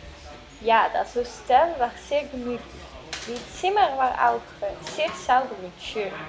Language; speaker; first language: German; non-native, learner; Dutch